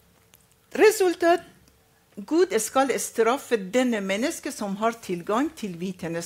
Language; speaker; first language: Norwegian; non-native, fluent; Arabic